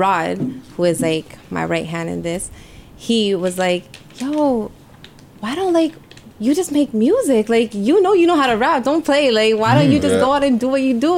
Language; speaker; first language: English; early bilingual, other home language; Spanish